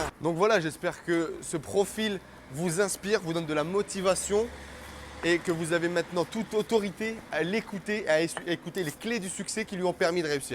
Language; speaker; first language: French; native; French